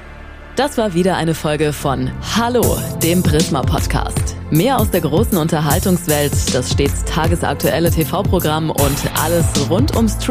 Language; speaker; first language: German; native; German